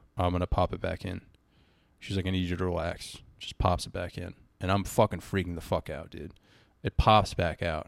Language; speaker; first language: English; native; English